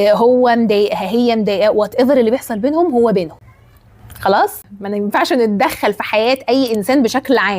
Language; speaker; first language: Arabic; native; Arabic